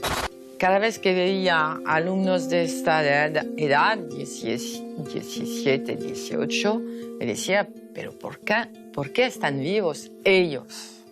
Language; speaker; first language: Spanish; non-native, fluent; French